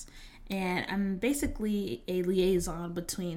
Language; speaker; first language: English; native; English